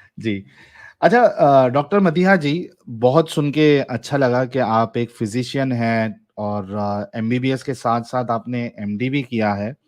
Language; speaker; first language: Hindi; native; Hindi